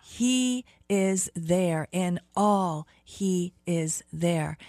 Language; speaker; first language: English; early bilingual, other home language; German